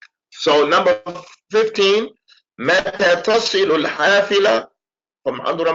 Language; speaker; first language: Arabic; non-native, fluent; English